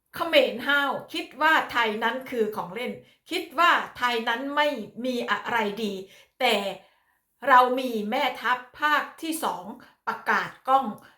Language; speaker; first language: Thai; native; Thai